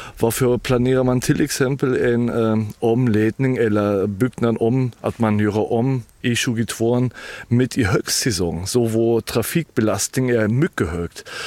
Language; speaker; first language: Swedish; non-native, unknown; German